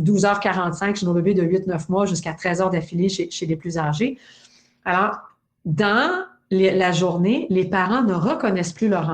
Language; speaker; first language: French; native; French